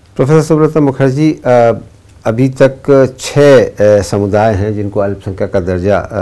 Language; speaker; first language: Hindi; native; Hindi